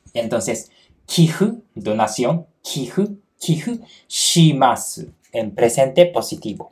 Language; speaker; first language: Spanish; non-native, fluent; Japanese